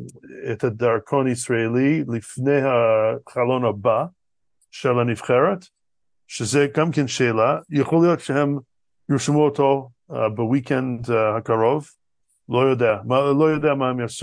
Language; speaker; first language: Hebrew; non-native, fluent; English